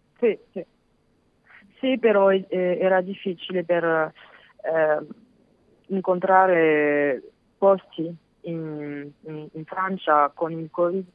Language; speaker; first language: Italian; non-native, learner; French